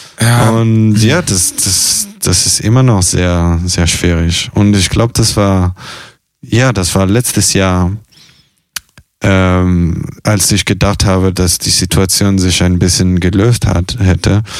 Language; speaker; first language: German; non-native, fluent; Italian